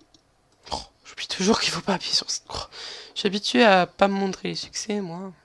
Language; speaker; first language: French; native; French